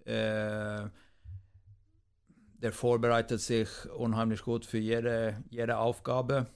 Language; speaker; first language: German; non-native, fluent; Swedish